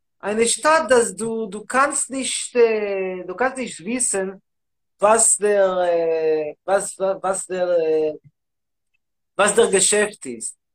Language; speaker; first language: German; non-native, learner; Hebrew